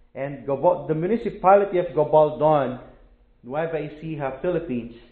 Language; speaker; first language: English; non-native, local second language; Filipino